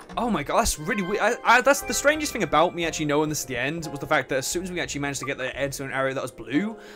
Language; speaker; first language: English; native; English